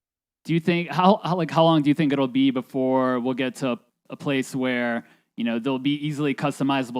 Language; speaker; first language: English; native; English